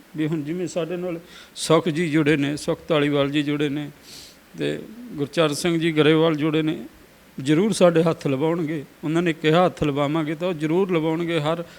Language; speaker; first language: Punjabi; native; Punjabi